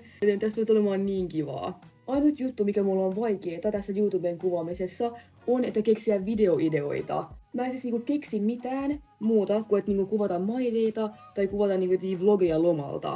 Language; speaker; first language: Finnish; native; Finnish